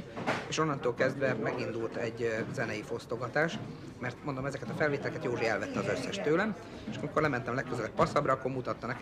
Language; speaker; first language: Hungarian; native; Hungarian